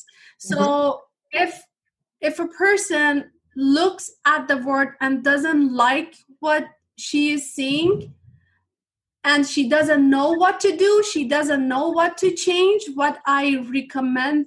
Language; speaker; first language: English; non-native, fluent; Persian